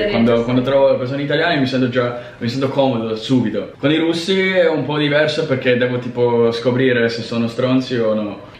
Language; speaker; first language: Italian; non-native, fluent; Russian